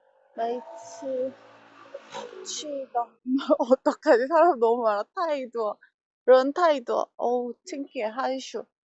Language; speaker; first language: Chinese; non-native, learner; Korean